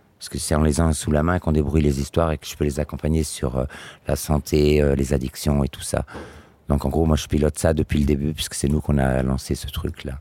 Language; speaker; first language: French; native; French